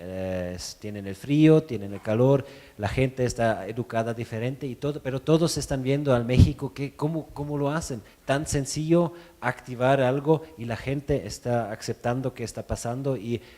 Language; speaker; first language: Spanish; non-native, fluent; German